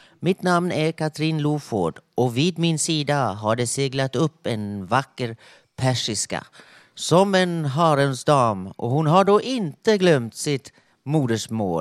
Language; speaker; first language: Swedish; native; Swedish